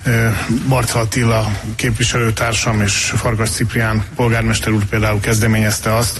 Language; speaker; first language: Hungarian; native; Hungarian